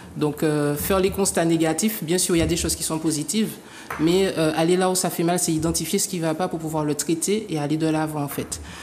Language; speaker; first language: French; native; French